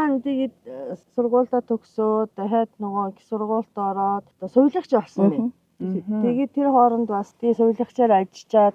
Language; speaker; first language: Mongolian; native; Mongolian